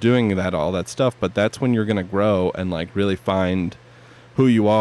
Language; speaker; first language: English; native; English